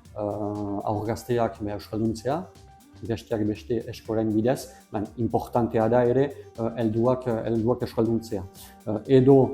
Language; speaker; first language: Basque; non-native, local second language; French